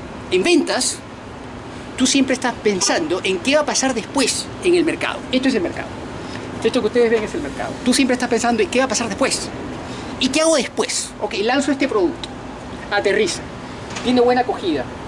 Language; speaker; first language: Spanish; native; Spanish